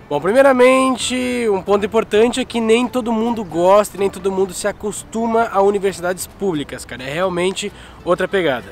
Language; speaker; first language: Portuguese; native; Portuguese